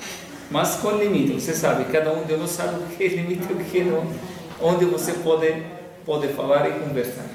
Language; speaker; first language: Portuguese; non-native, fluent; Arabic